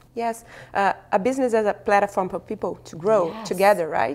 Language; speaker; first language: English; non-native, fluent; Portuguese